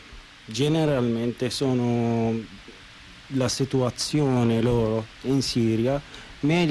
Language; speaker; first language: Italian; non-native, learner; Arabic